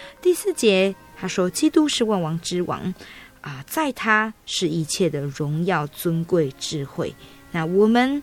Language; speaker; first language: Chinese; native; Chinese